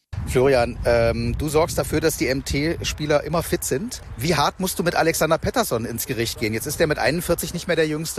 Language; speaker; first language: German; native; German